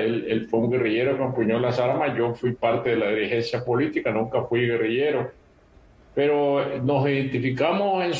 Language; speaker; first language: Spanish; native; Spanish